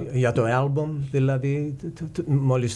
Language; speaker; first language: Greek; early bilingual, heritage; English